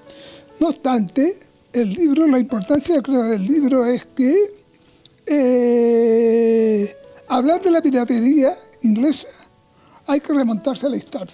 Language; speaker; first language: Spanish; native; Spanish